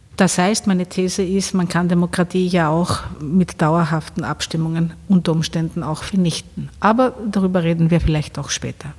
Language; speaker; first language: German; non-native, fluent; Greek